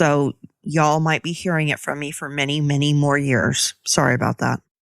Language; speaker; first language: English; native; English